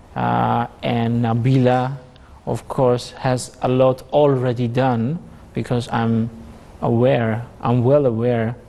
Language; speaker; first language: English; non-native, fluent; Armenian